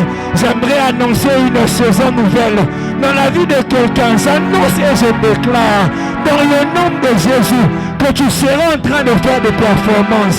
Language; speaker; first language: French; non-native, local second language; Lingala